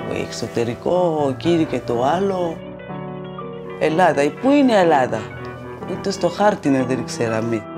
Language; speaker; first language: Greek; non-native, fluent; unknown